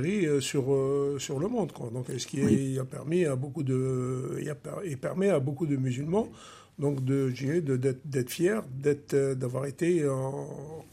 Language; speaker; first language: French; non-native, local second language; Arabic